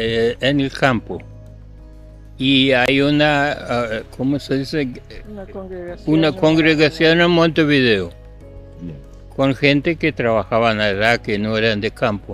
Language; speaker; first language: Spanish; early bilingual, other home language; German